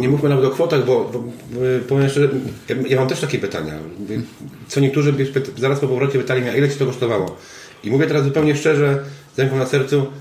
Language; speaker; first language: Polish; native; Polish